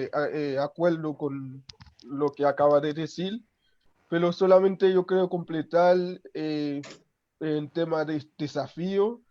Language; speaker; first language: Spanish; non-native, local second language; Haitian Creole